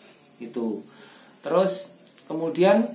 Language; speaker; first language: Indonesian; non-native, local second language; Javanese